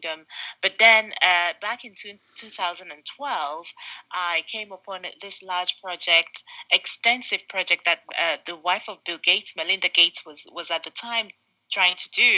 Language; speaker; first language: English; non-native, local second language; Igbo